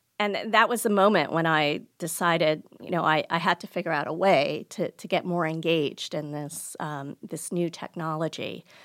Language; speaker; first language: English; early bilingual, other home language; Gujarati